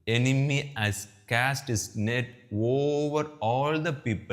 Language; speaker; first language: English; non-native, local second language; Tamil